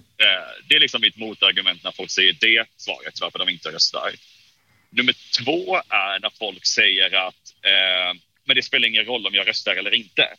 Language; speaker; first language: Swedish; native; Swedish